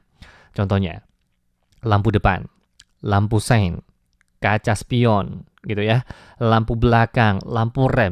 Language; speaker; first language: Indonesian; native; Indonesian